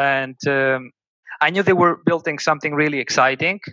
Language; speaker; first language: English; non-native, fluent; Greek